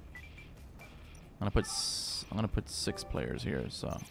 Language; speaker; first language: English; native; English